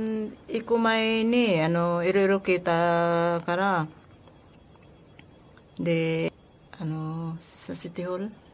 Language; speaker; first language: Japanese; non-native, learner; Filipino